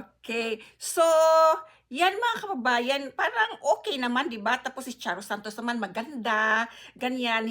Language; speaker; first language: Filipino; non-native, local second language; Cebuano